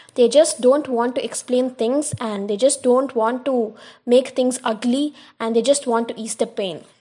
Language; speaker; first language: English; non-native, local second language; Tamil